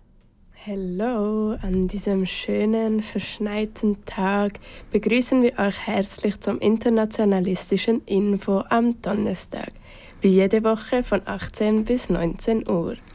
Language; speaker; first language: German; native; German